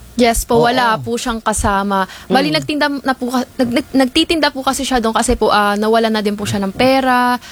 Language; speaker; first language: Filipino; native; Filipino